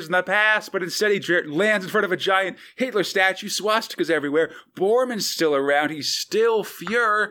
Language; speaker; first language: English; native; English